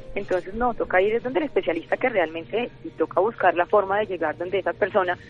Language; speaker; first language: Spanish; native; Spanish